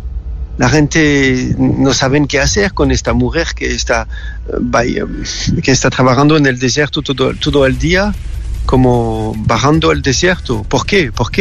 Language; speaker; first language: Spanish; non-native, learner; French